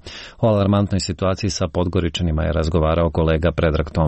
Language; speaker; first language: Croatian; native; Croatian